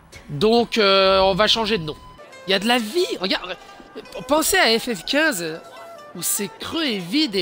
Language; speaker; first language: French; native; French